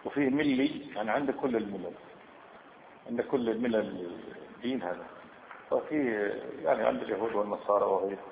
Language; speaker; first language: Arabic; native; Arabic